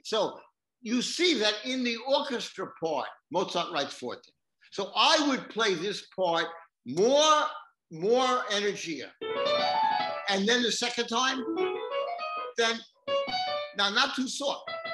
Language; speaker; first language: English; native; English